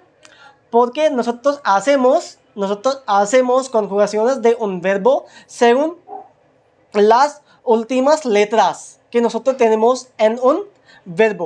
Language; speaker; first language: Spanish; non-native, learner; Hindi